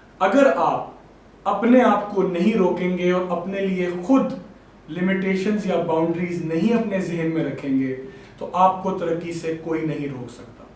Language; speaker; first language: Urdu; non-native, local second language; Punjabi